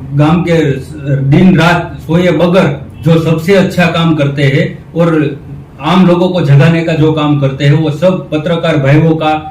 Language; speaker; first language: Hindi; non-native, local second language; Gujarati